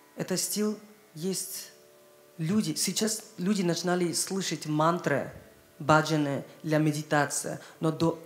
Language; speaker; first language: Russian; non-native, learner; Hindi